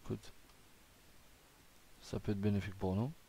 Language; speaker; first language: French; native; French